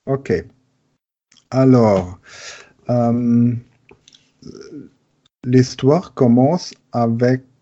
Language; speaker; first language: French; non-native, learner; German